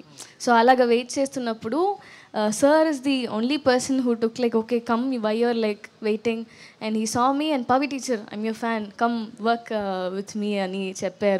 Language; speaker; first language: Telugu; non-native, local second language; Tamil